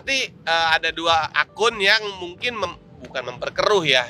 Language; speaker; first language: Indonesian; native; Indonesian